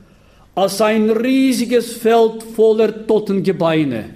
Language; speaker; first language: German; non-native, fluent; Bulgarian